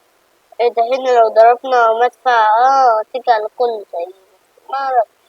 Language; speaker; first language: Arabic; native; Arabic